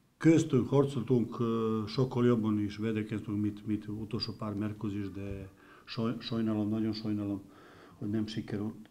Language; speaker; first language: Hungarian; non-native, learner; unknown